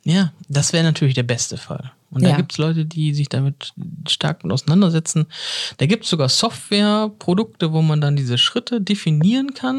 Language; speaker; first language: German; native; German